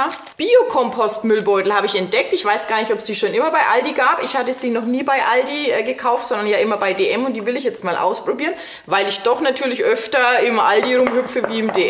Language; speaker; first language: German; native; German